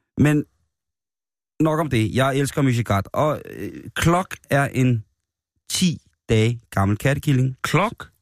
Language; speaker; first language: Danish; native; Danish